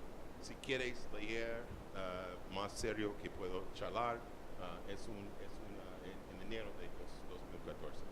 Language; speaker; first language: Spanish; non-native, learner; English